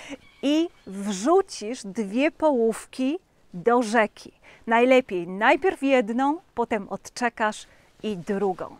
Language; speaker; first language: Polish; native; Polish